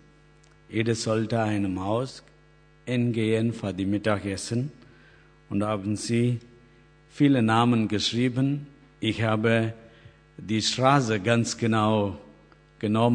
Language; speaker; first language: German; non-native, learner; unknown